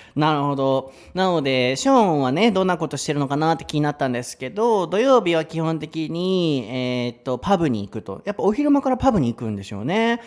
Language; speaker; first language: Japanese; native; Japanese